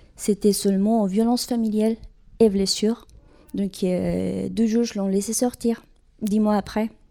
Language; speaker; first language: French; non-native, fluent; Spanish